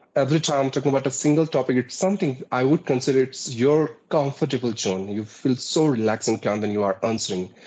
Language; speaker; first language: English; non-native, local second language; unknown